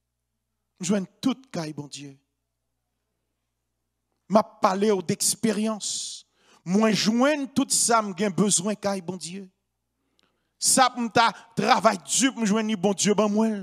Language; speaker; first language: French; non-native, local second language; Haitian Creole